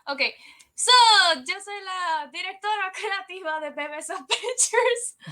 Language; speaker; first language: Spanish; native; Spanish